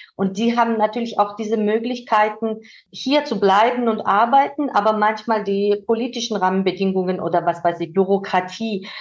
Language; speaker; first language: German; non-native, fluent; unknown